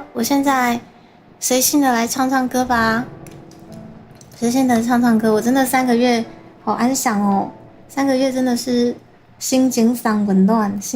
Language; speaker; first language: Chinese; native; Chinese